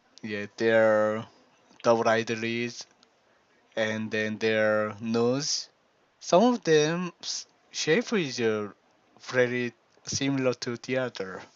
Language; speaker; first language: English; non-native, learner; Korean